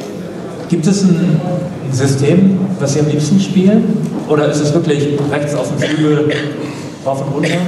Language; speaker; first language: German; native; German